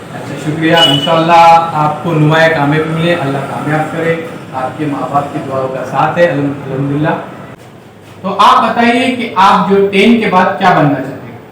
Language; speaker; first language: Hindi; non-native, local second language; Urdu